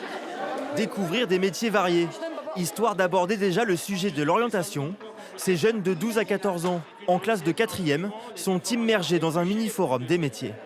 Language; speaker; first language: French; native; French